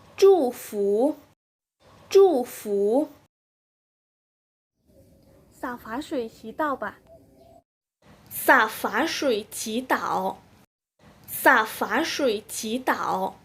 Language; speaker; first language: Chinese; non-native, fluent; Thai